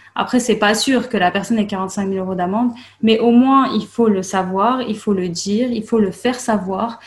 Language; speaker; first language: French; native; French